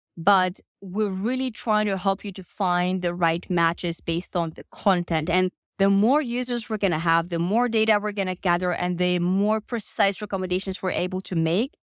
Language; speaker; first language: English; non-native, fluent; Finnish